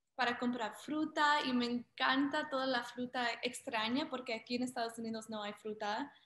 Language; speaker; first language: Spanish; early bilingual, heritage; Spanish